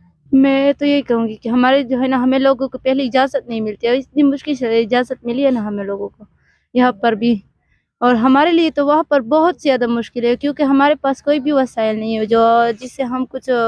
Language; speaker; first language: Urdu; non-native, local second language; Pashto